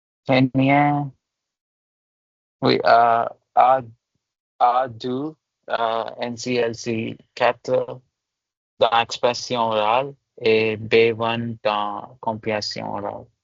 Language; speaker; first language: French; non-native, learner; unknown